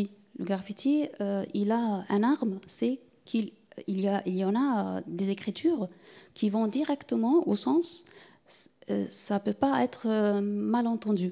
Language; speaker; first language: French; non-native, fluent; Arabic